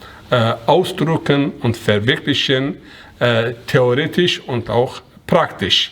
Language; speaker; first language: German; non-native, learner; Persian